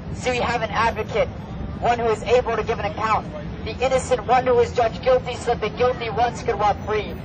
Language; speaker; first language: English; native; English